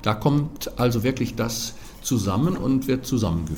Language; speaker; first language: German; native; German